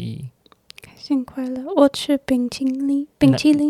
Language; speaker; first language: Chinese; non-native, learner; English